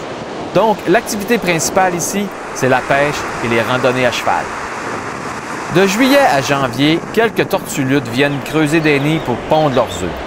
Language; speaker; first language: French; native; French